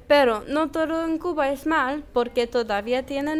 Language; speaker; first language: Spanish; non-native, learner; English